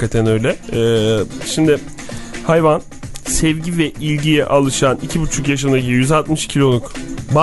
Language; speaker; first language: Turkish; native; Turkish